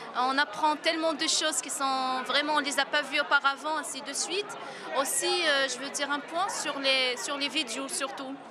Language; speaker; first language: French; non-native, local second language; Arabic